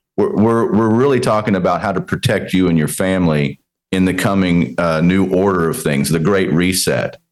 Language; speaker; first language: English; native; English